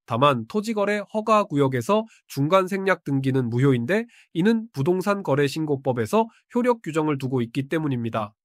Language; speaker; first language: Korean; native; Korean